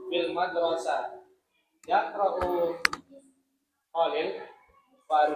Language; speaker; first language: Arabic; non-native, learner; Indonesian